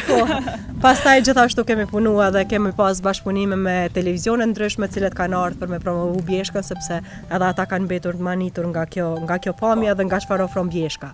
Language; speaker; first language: Albanian; native; Albanian